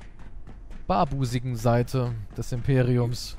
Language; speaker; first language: German; native; German